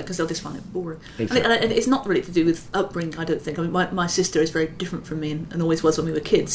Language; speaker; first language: English; native; English